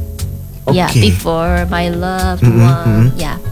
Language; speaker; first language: English; non-native, learner; Korean